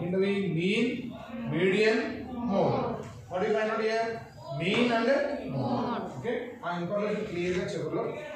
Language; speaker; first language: English; non-native, local second language; Telugu